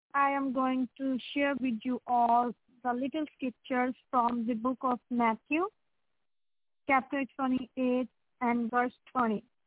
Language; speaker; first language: English; non-native, local second language; Punjabi